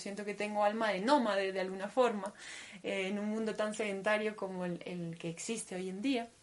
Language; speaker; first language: Spanish; early bilingual, other home language; Russian